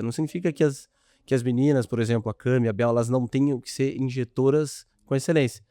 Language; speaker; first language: Portuguese; native; Portuguese